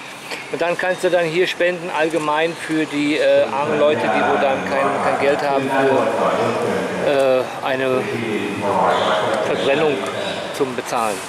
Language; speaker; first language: German; native; German